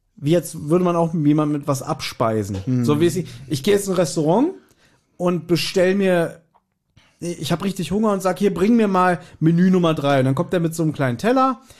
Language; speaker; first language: German; native; German